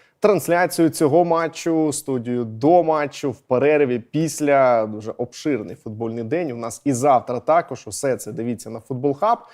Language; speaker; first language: Ukrainian; native; Ukrainian